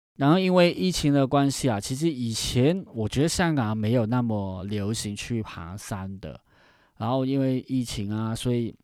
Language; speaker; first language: Chinese; non-native, fluent; Cantonese